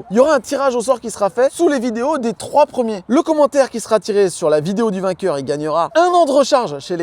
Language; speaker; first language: French; native; French